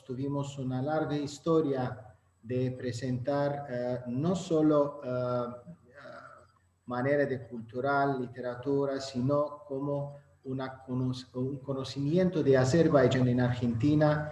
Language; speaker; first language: Spanish; non-native, fluent; Azerbaijani